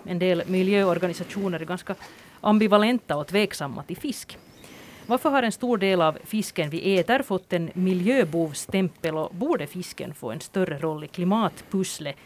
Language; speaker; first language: Swedish; native; Swedish